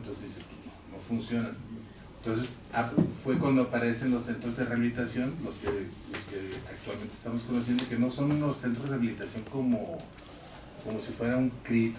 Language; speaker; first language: Spanish; native; Spanish